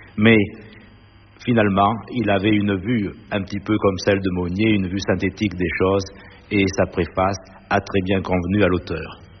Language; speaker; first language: French; native; French